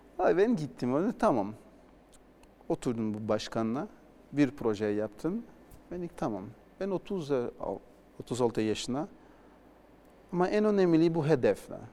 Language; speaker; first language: Turkish; non-native, learner; Portuguese